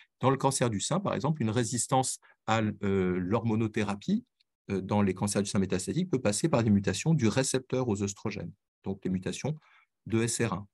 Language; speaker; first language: French; native; French